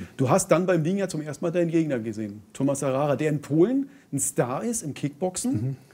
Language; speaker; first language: German; native; German